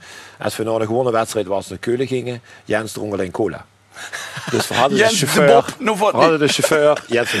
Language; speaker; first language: Dutch; native; Dutch